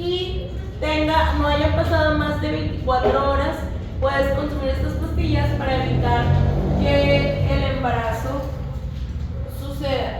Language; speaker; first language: Spanish; native; Spanish